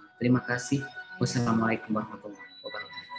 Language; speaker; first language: Indonesian; native; Indonesian